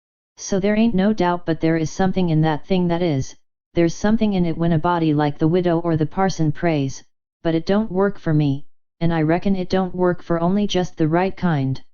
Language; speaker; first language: English; native; English